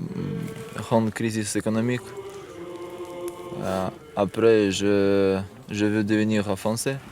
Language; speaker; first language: French; non-native, learner; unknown